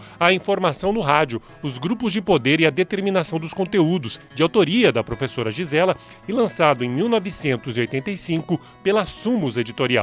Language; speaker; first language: Portuguese; native; Portuguese